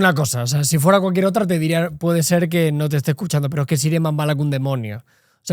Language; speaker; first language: Spanish; native; Spanish